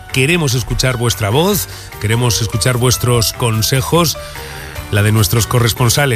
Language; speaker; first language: Spanish; native; Spanish